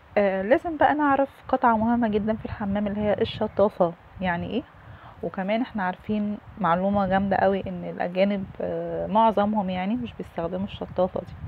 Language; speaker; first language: Arabic; native; Arabic